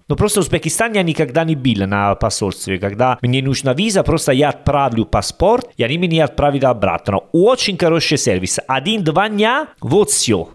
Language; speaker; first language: Russian; non-native, learner; Italian